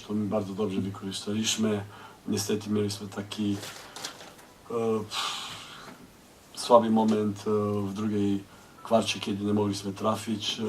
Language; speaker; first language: Polish; non-native, fluent; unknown